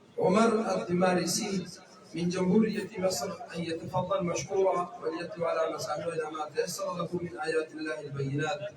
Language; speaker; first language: Arabic; non-native, fluent; Urdu